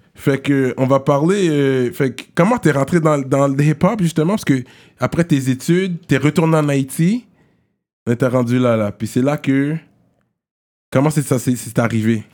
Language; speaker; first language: French; native; French